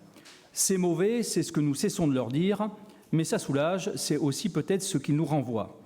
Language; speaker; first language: French; native; French